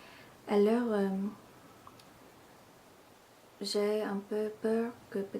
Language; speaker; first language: French; non-native, fluent; English